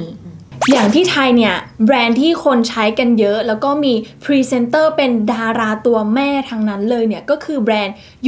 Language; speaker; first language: Thai; native; Thai